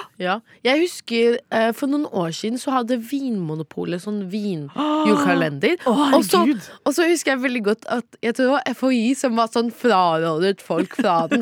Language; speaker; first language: Norwegian; native; Norwegian